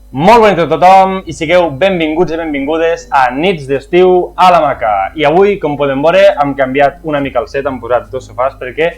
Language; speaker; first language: Catalan; native; Catalan